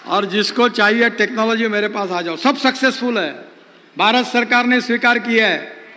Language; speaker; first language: Hindi; non-native, local second language; Marathi